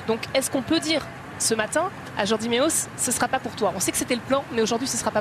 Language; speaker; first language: French; native; French